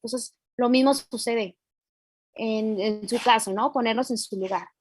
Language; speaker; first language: Spanish; native; Spanish